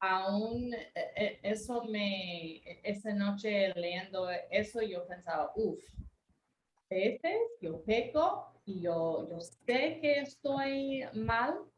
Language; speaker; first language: Spanish; non-native, fluent; English